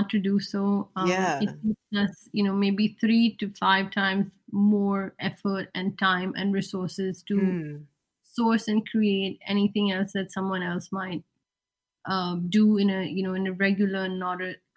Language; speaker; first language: English; non-native, local second language; Hindi